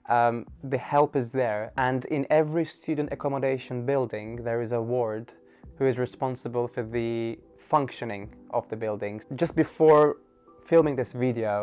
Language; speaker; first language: English; non-native, fluent; Turkish